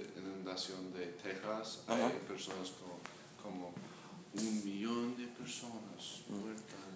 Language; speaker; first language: Spanish; non-native, learner; English